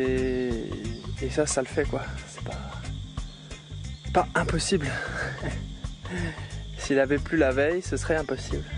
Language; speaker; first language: French; native; French